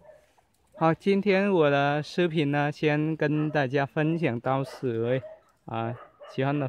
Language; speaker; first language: Chinese; early bilingual, heritage; Chinese